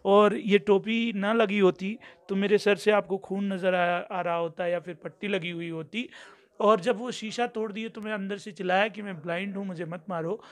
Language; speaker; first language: Hindi; native; Hindi